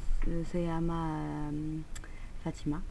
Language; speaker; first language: Spanish; non-native, learner; French